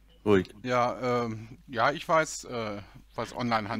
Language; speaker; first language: German; native; German